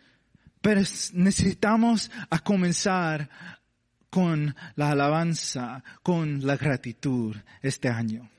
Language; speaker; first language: Spanish; non-native, learner; English